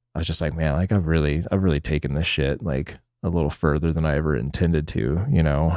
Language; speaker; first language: English; native; English